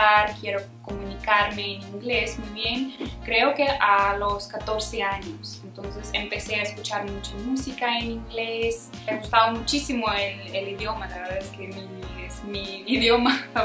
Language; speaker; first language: Spanish; non-native, fluent; Ukrainian